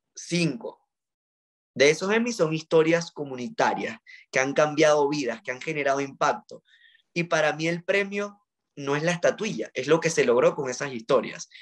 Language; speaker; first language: Spanish; native; Spanish